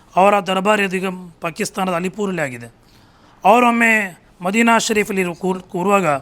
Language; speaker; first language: Kannada; non-native, local second language; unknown